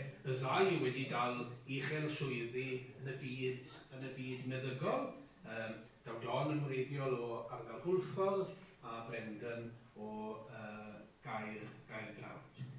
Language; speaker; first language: Welsh; native; Welsh